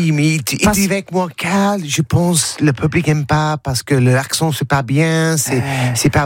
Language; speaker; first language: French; non-native, learner; English